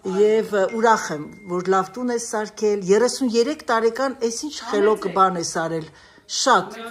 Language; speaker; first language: Armenian; native; Armenian